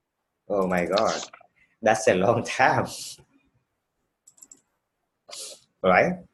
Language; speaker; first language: English; non-native, fluent; Vietnamese